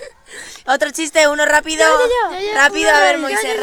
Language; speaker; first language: Spanish; native; Spanish